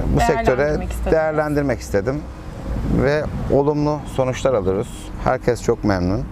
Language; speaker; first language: Turkish; native; Turkish